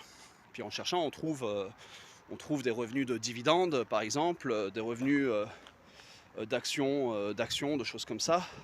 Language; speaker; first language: French; native; French